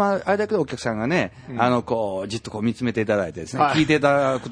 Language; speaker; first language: Japanese; native; Japanese